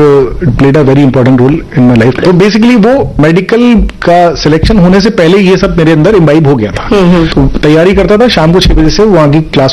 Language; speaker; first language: Hindi; native; Hindi